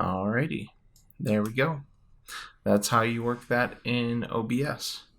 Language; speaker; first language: English; native; English